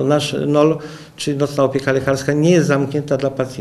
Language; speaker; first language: Polish; native; Polish